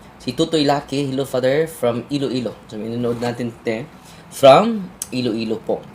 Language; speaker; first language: Filipino; non-native, local second language; Cebuano